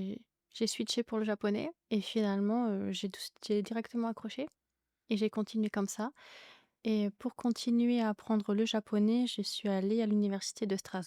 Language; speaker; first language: French; native; French